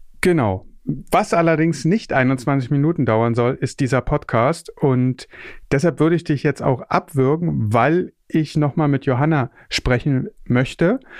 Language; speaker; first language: German; native; German